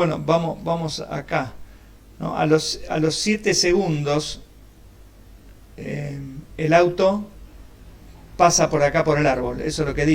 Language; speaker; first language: Spanish; native; Spanish